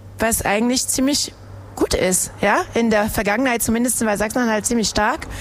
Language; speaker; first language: German; non-native, fluent; French